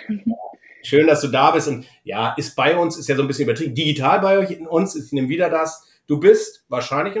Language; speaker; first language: German; native; German